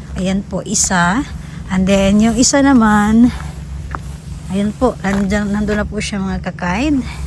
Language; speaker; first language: Filipino; non-native, local second language; Cebuano